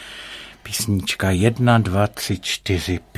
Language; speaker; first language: Czech; native; Czech